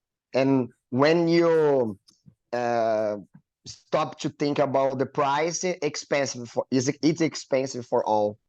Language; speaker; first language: English; non-native, learner; Portuguese